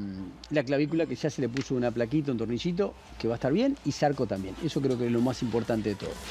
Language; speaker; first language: Spanish; native; Spanish